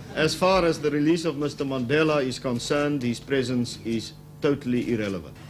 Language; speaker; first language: English; non-native, local second language; Afrikaans